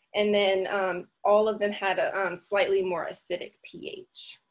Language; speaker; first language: English; native; English